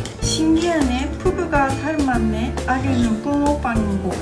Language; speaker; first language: Korean; non-native, learner; Japanese